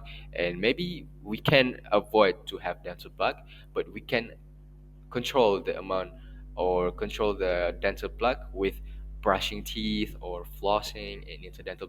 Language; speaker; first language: English; non-native, local second language; Malay